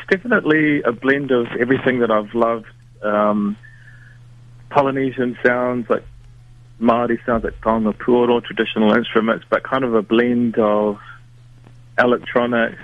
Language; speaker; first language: English; native; English